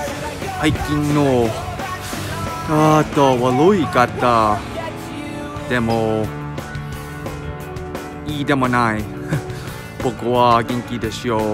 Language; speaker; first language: Japanese; non-native, learner; English